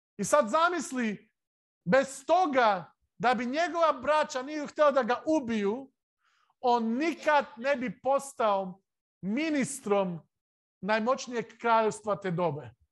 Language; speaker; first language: Serbian; non-native, local second language; Slovak